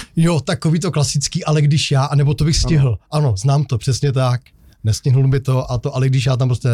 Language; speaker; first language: Czech; native; Czech